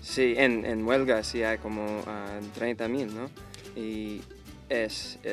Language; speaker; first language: Spanish; non-native, fluent; English